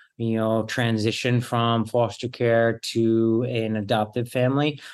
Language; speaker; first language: English; early bilingual, other home language; Italian